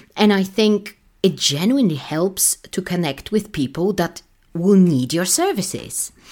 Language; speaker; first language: English; non-native, fluent; Polish